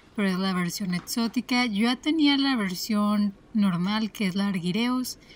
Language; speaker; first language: Spanish; native; Spanish